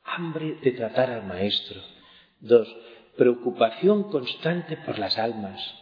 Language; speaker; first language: Spanish; non-native, local second language; Catalan